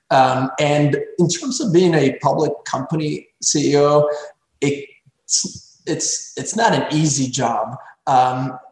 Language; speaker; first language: English; early bilingual, other home language; Spanish